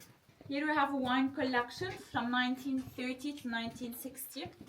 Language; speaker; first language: English; non-native, fluent; Arabic